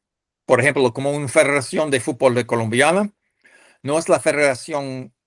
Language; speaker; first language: Spanish; non-native, fluent; English